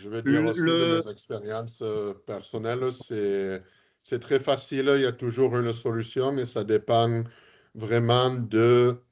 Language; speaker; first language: French; early bilingual, heritage; English